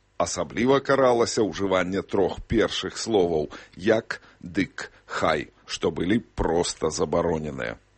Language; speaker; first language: Belarusian; native; Belarusian